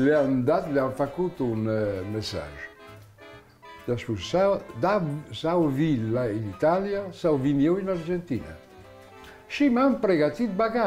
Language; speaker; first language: Romanian; non-native, learner; Italian